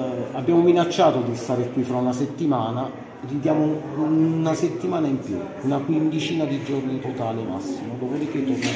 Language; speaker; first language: Italian; native; Italian